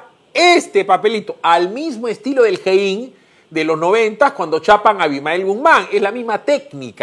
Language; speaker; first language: Spanish; native; Spanish